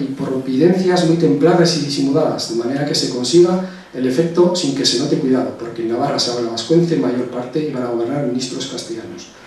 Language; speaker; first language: Spanish; non-native, local second language; Basque